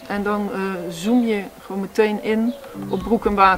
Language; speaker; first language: Dutch; native; Dutch